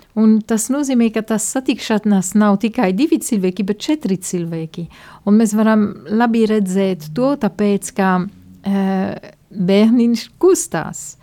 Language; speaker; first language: Latvian; non-native, fluent; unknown